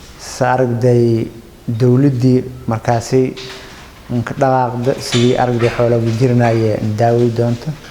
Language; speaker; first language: Somali; non-native, local second language; Maay